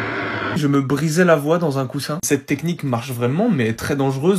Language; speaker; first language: French; native; French